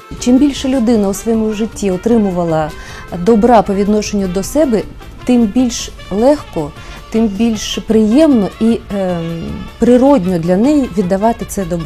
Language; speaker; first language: Ukrainian; non-native, local second language; Russian